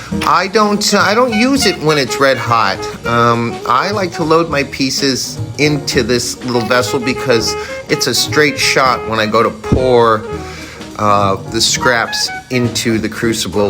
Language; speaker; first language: English; native; English